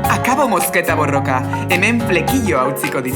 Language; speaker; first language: Basque; native; Basque